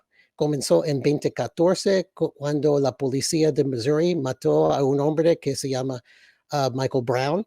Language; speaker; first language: Spanish; early bilingual, other home language; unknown